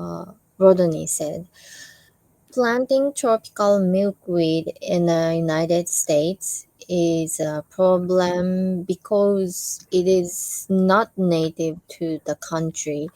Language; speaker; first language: English; non-native, learner; Japanese